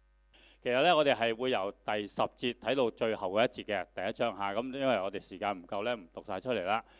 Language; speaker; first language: Chinese; non-native, local second language; Cantonese